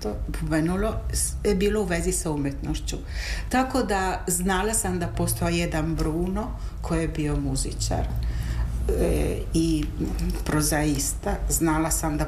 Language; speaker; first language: Serbian; non-native, fluent; Italian